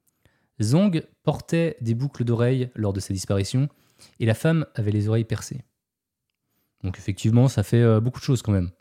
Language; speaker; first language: French; native; French